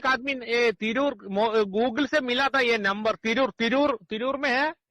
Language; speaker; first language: Hindi; non-native, local second language; Malayalam